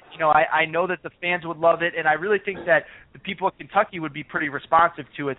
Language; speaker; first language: English; native; English